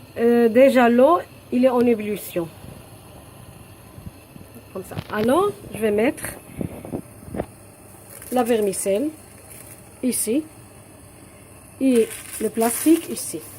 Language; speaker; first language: French; non-native, local second language; Arabic